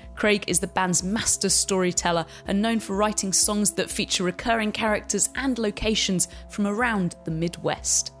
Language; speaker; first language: English; native; English